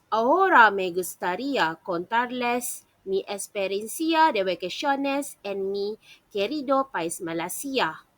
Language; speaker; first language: Spanish; non-native, learner; Malay